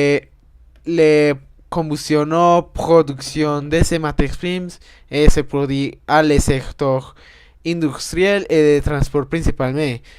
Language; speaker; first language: French; non-native, learner; Spanish